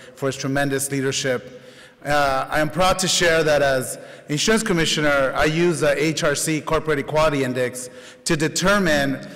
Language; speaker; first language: English; native; English